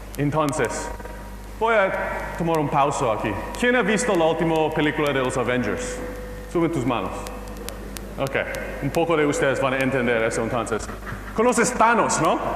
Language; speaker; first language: Spanish; non-native, fluent; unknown